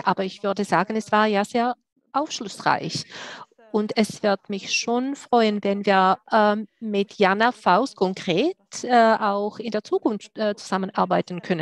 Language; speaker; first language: German; non-native, fluent; Czech